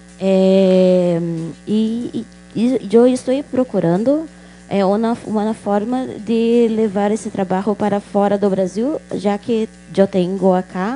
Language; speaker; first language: Portuguese; non-native, local second language; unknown